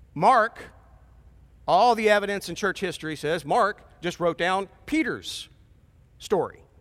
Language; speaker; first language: English; native; English